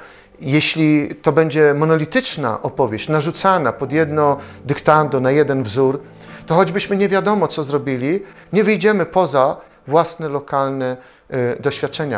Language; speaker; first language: Polish; native; Polish